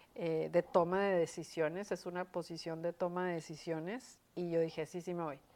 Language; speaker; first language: Spanish; native; Spanish